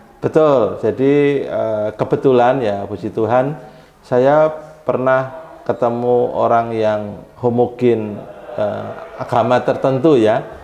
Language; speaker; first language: Indonesian; native; Indonesian